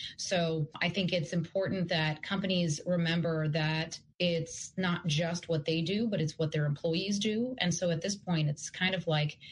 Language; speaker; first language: English; non-native, fluent; Russian